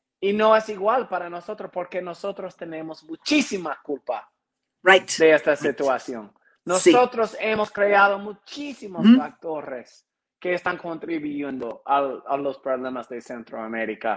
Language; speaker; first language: Spanish; non-native, learner; English